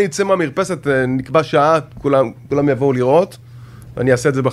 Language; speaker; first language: Hebrew; native; Hebrew